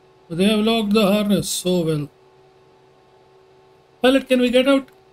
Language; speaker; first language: English; non-native, local second language; Hindi